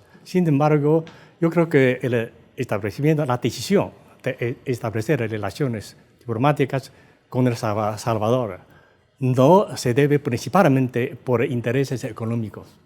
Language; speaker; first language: Spanish; non-native, fluent; Chinese